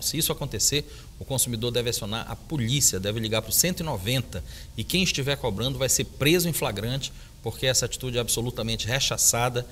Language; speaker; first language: Portuguese; native; Portuguese